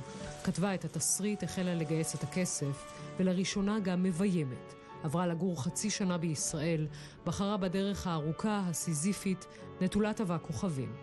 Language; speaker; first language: Hebrew; native; Hebrew